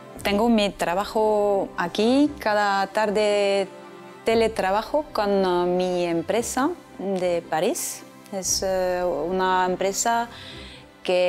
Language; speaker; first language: Spanish; non-native, fluent; French